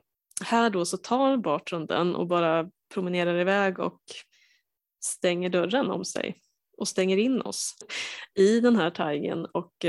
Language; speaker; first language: Swedish; native; Swedish